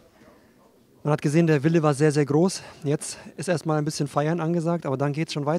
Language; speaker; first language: German; native; German